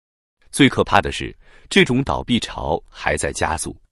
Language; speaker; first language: Chinese; native; Chinese